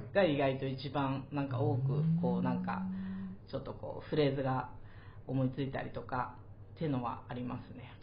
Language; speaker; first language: Japanese; native; Japanese